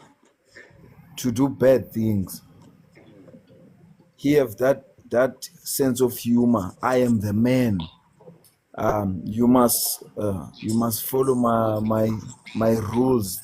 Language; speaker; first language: English; non-native, learner; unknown